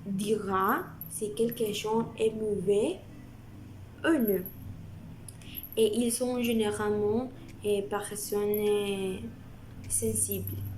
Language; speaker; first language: French; non-native, learner; Spanish